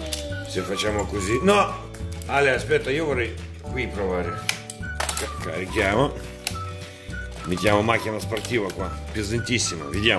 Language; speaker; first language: Italian; non-native, fluent; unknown